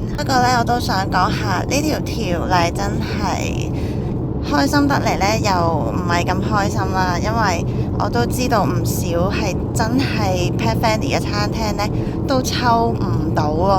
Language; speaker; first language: Cantonese; native; Cantonese